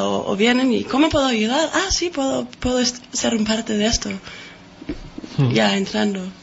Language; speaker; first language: Spanish; non-native, fluent; Danish